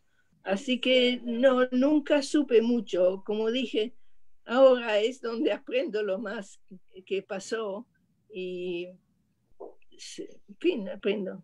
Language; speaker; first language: Spanish; non-native, fluent; French